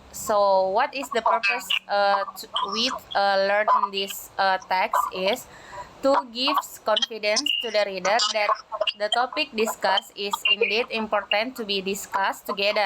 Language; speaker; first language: English; non-native, learner; Indonesian